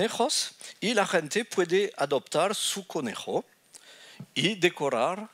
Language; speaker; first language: Spanish; non-native, fluent; French